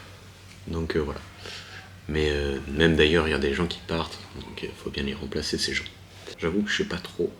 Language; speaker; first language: French; native; French